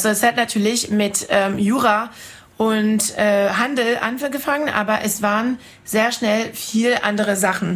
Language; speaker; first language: German; non-native, fluent; French